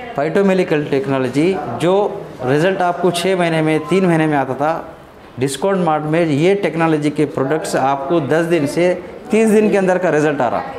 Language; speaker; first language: Hindi; non-native, local second language; Telugu